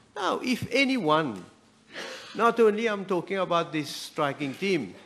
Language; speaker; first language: English; non-native, local second language; Morisyen